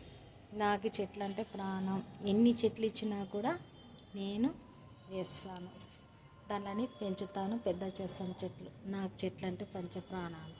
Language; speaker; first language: Telugu; native; Telugu